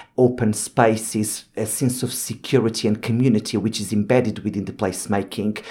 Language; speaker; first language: English; non-native, fluent; Portuguese